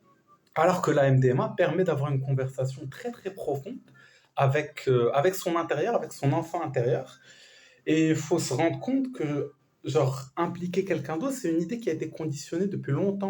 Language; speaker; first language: French; native; French